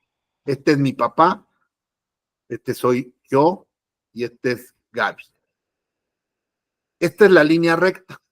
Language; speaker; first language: Spanish; native; Spanish